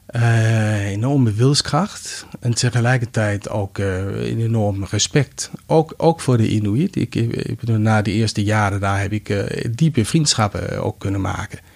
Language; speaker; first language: Dutch; non-native, fluent; Danish